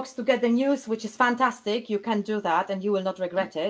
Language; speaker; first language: English; non-native, fluent; Polish